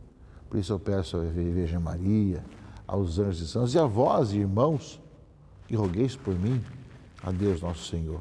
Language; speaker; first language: Portuguese; native; Portuguese